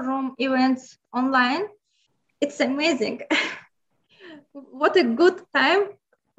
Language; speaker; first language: English; non-native, learner; Azerbaijani